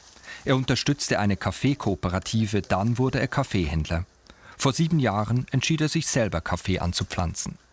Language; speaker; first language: German; native; German